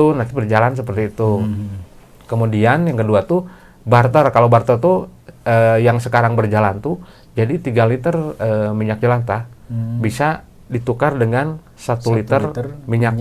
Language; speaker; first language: Indonesian; non-native, local second language; Sundanese